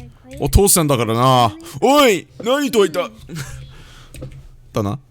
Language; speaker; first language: Japanese; non-native, learner; English